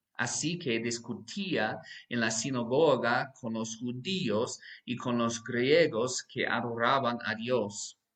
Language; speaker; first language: Spanish; non-native, fluent; English